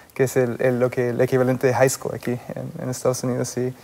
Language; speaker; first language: Spanish; native; Spanish